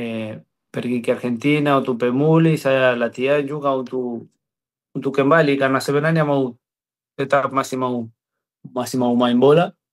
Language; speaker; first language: Indonesian; non-native, fluent; Spanish